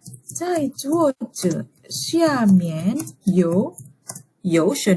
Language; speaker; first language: Chinese; non-native, fluent; Indonesian